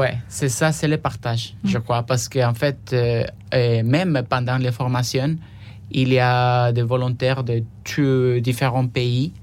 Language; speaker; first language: French; non-native, fluent; Spanish